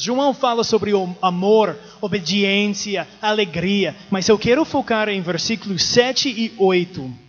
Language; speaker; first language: Portuguese; non-native, learner; English